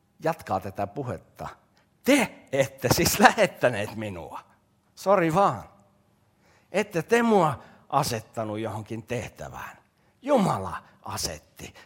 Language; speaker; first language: Finnish; native; Finnish